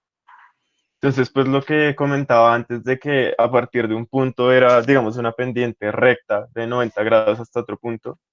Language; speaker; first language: Spanish; native; Spanish